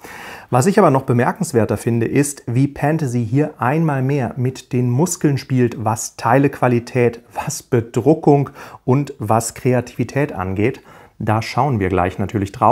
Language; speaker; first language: German; native; German